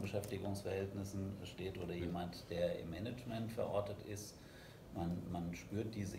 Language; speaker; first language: German; native; German